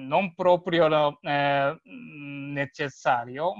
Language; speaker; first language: Italian; non-native, learner; Japanese